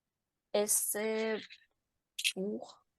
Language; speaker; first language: French; non-native, learner; Ukrainian